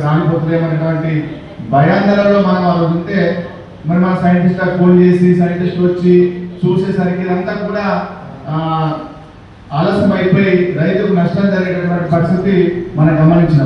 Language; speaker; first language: Telugu; native; Telugu